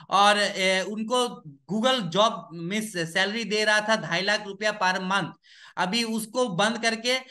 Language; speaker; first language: Hindi; non-native, local second language; Bangla